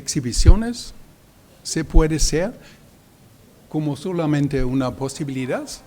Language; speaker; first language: Spanish; non-native, learner; German